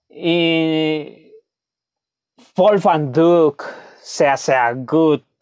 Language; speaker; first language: German; non-native, learner; Spanish